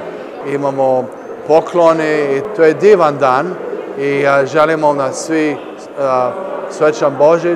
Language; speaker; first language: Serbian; early bilingual, heritage; English